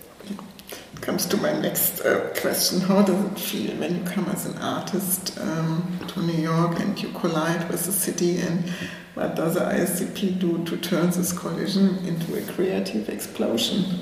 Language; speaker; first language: English; non-native, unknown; German